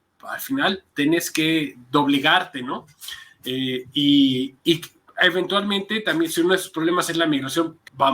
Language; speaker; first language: Spanish; native; Spanish